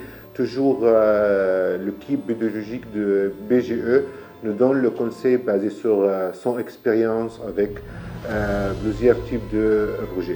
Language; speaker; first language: French; non-native, learner; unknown